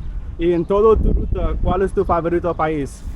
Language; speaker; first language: Spanish; non-native, learner; English